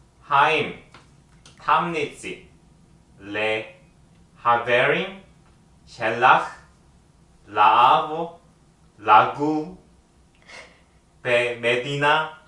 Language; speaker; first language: Hebrew; non-native, learner; Korean